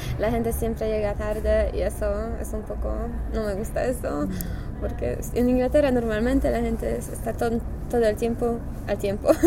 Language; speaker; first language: Spanish; non-native, learner; Polish